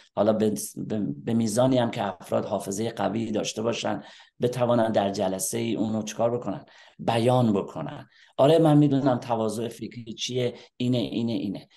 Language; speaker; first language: Persian; native; Persian